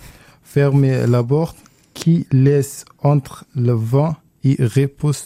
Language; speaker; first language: French; non-native, learner; Arabic